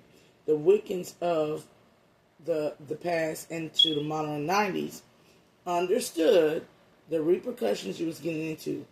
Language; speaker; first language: English; native; English